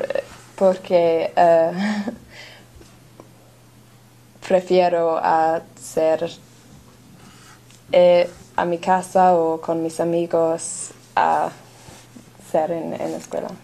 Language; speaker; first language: Spanish; non-native, learner; English